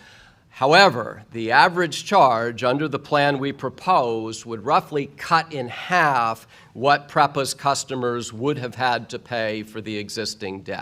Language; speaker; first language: English; native; English